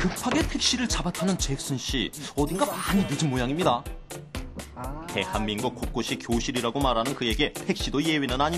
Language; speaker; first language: Korean; native; Korean